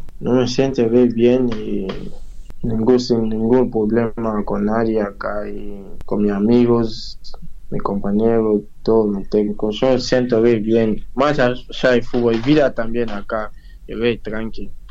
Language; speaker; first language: Spanish; non-native, learner; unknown